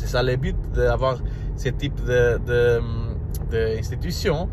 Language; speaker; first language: French; non-native, learner; Portuguese